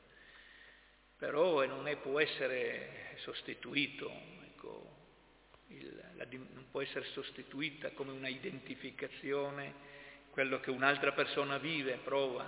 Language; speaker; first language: Italian; native; Italian